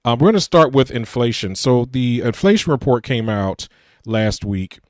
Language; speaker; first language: English; native; English